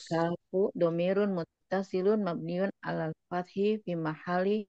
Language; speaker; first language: Arabic; non-native, learner; Indonesian